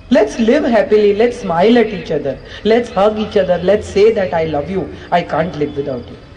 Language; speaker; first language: English; non-native, local second language; Gujarati